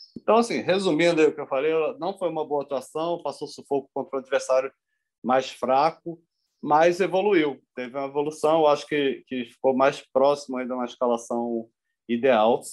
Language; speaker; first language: Portuguese; native; Portuguese